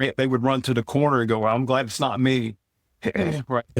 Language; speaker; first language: English; native; English